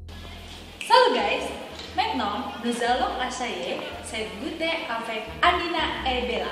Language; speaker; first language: French; non-native, learner; Indonesian